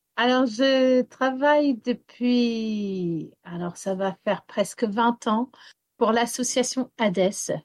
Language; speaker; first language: French; early bilingual, heritage; English